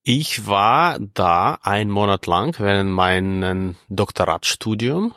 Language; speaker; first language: German; non-native, fluent; Russian